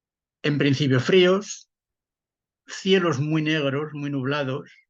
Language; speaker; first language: Spanish; native; Spanish